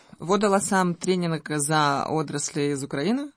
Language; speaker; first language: Croatian; non-native, learner; Russian